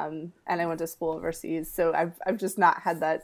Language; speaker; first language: English; early bilingual, other home language; Spanish